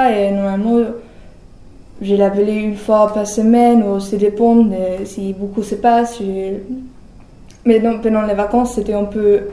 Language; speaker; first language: French; non-native, learner; German